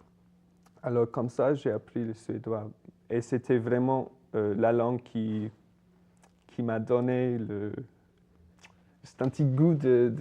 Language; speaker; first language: French; non-native, fluent; English